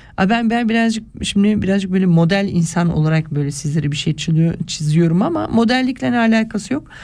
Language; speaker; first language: Turkish; early bilingual, heritage; Turkish